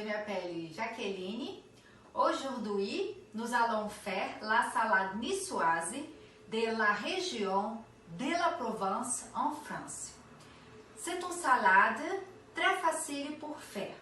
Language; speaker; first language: French; non-native, learner; Portuguese